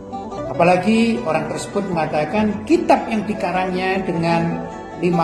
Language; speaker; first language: Indonesian; native; Indonesian